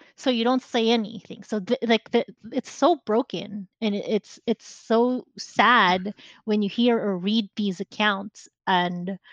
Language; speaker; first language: English; non-native, local second language; Filipino